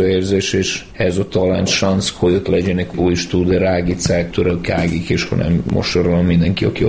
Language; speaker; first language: Hungarian; non-native, fluent; Serbian